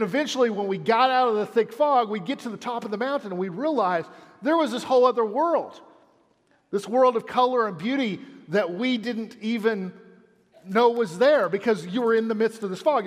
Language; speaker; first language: English; native; English